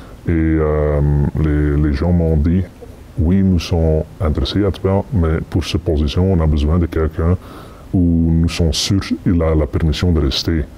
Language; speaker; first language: French; non-native, fluent; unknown